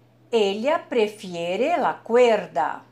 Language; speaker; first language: Spanish; non-native, fluent; Portuguese